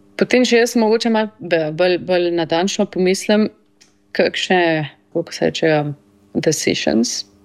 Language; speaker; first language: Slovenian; early bilingual, heritage; Slovenian